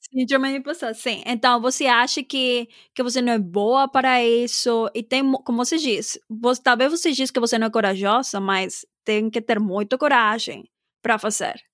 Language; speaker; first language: Portuguese; non-native, fluent; Spanish